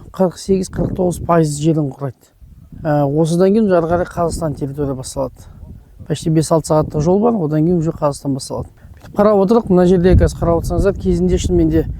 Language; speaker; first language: Kazakh; native; Kazakh